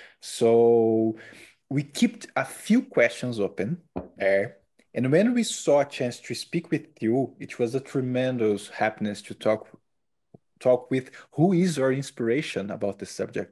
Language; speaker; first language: English; non-native, learner; Portuguese